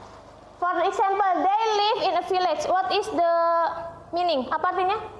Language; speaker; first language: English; non-native, learner; Indonesian